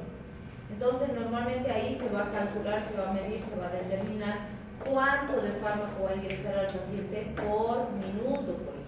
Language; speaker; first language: Spanish; native; Spanish